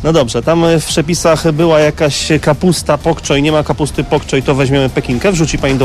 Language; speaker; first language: Polish; native; Polish